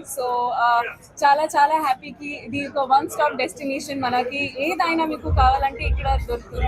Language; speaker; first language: Telugu; non-native, learner; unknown